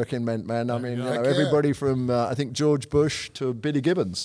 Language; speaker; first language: English; native; English